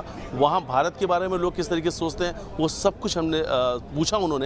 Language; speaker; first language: Hindi; native; Hindi